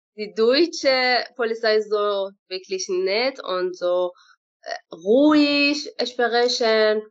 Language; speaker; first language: German; non-native, learner; Persian